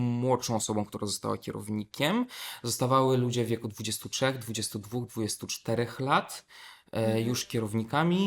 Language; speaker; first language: Polish; non-native, fluent; Belarusian